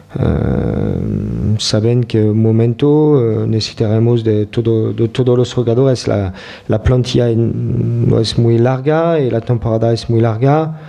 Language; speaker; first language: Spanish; non-native, learner; French